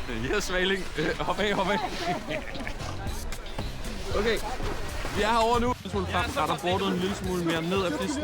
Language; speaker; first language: Danish; native; Danish